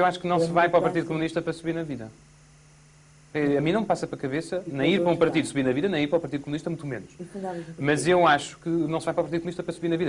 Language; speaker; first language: Portuguese; native; Portuguese